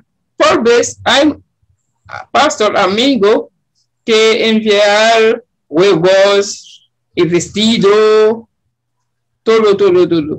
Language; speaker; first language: Spanish; non-native, learner; Haitian Creole